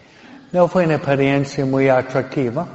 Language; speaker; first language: Spanish; non-native, fluent; English